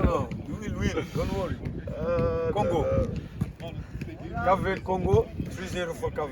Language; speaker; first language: English; non-native, learner; Portuguese